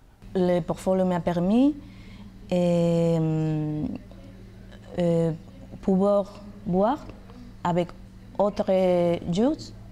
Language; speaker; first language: French; non-native, learner; Spanish